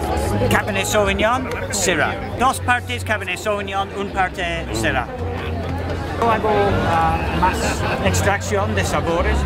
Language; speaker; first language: Spanish; non-native, fluent; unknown